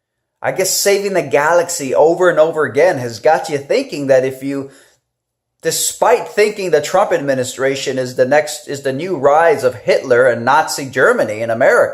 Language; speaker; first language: English; native; English